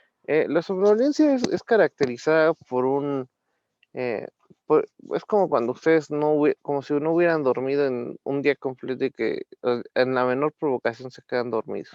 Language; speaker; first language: Spanish; native; Spanish